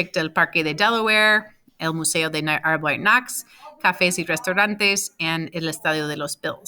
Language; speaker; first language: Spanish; non-native, fluent; English